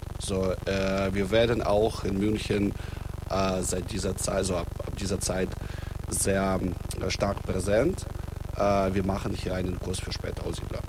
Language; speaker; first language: German; non-native, fluent; Russian